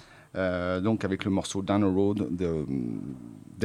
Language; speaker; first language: French; native; French